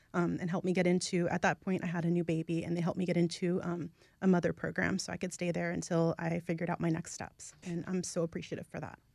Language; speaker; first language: English; native; English